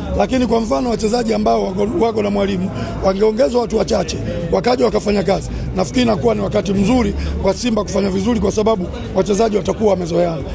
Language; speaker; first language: Swahili; native; Swahili